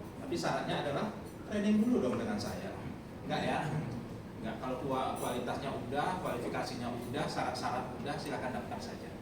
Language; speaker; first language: Indonesian; non-native, local second language; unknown